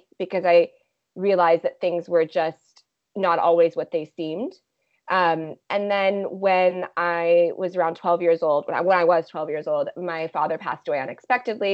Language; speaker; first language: English; native; English